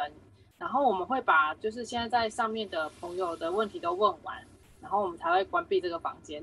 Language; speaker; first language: Chinese; native; Chinese